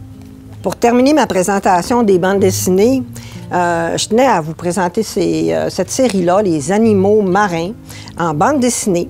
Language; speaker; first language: French; native; French